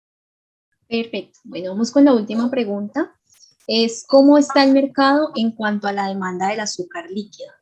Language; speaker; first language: Spanish; native; Spanish